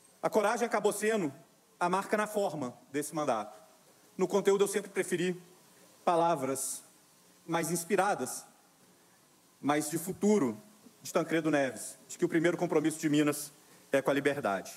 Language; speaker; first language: Portuguese; native; Portuguese